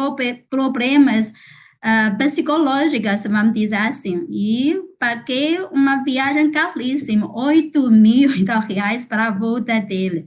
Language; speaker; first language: Portuguese; non-native, fluent; Chinese